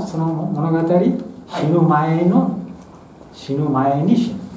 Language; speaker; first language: Japanese; non-native, fluent; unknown